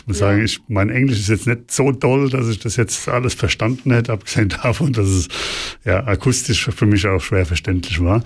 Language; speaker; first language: German; native; German